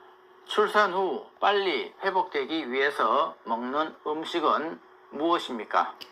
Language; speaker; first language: Korean; native; Korean